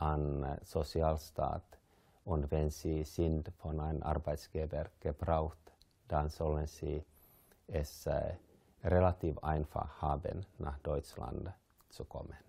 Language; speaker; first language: German; non-native, fluent; Finnish